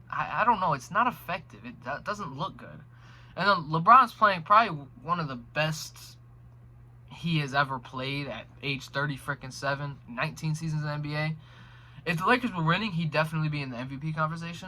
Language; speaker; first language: English; native; English